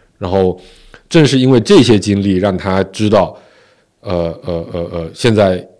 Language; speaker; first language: Chinese; non-native, local second language; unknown